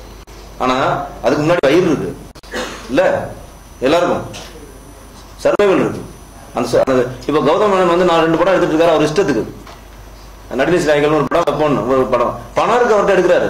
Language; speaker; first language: Tamil; native; Tamil